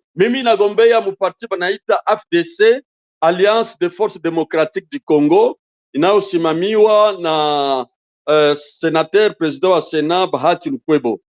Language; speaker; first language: Swahili; non-native, local second language; Bembe